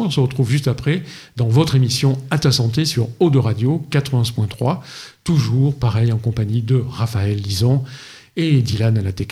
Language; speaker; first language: French; native; French